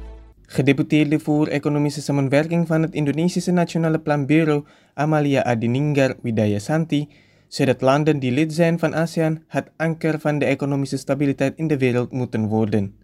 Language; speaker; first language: Dutch; non-native, fluent; Indonesian